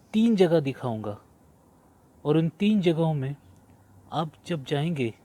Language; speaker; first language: Hindi; non-native, local second language; Marathi